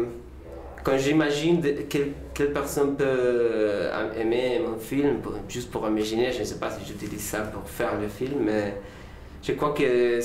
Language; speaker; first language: French; non-native, learner; Spanish